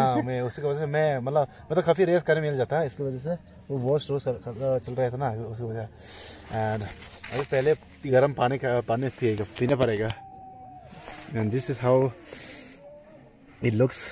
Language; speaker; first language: Hindi; non-native, local second language; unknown